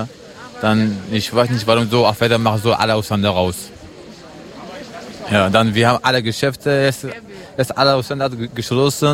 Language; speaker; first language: German; non-native, learner; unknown